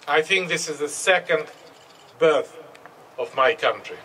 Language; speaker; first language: English; non-native, learner; Ukrainian